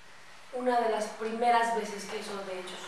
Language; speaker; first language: Spanish; native; Spanish